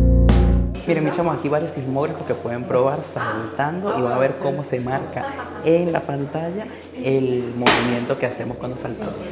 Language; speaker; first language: Spanish; native; Spanish